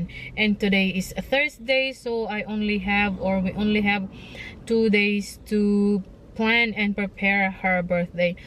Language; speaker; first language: English; non-native, local second language; Filipino